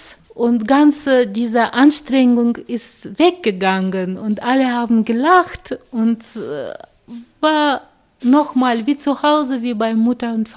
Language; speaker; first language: German; non-native, fluent; Russian